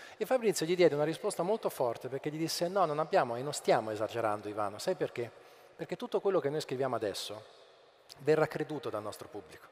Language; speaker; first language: Italian; native; Italian